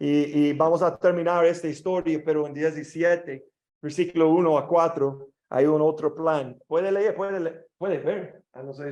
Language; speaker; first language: Spanish; non-native, learner; English